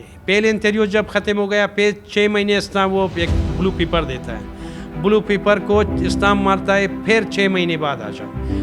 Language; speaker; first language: Hindi; non-native, fluent; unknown